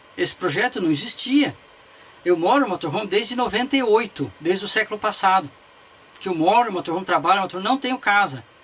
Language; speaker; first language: Portuguese; native; Portuguese